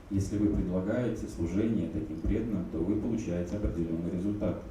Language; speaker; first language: Russian; native; Russian